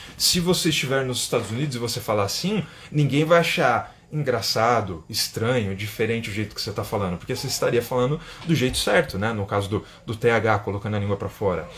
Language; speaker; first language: Portuguese; native; Portuguese